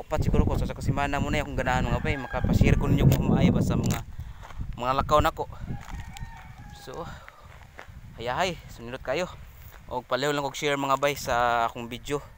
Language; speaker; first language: Cebuano; native; Cebuano